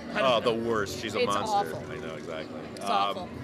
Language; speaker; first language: English; native; English